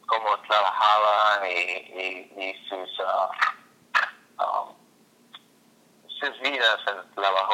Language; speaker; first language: Spanish; non-native, fluent; English